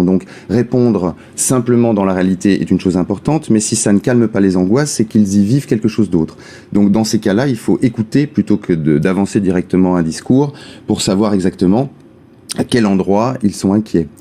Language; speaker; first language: French; native; French